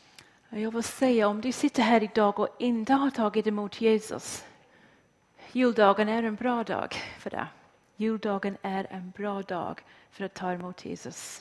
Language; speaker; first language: Swedish; non-native, fluent; English